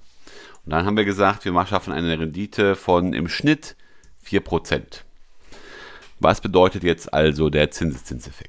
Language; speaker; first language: German; native; German